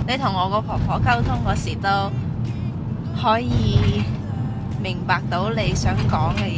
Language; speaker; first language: Cantonese; early bilingual, heritage; Cantonese